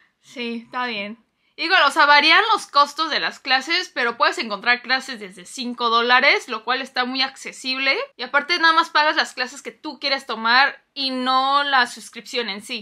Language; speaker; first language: Spanish; non-native, fluent; Korean